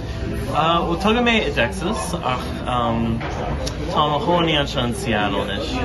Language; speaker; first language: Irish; non-native, learner; English